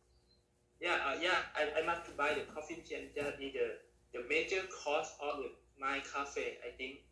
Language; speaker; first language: English; non-native, learner; Thai